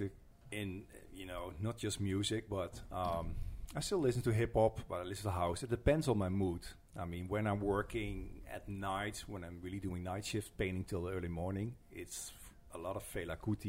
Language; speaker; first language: English; non-native, fluent; Dutch